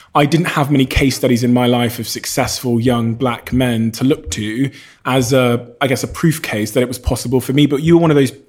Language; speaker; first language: English; native; English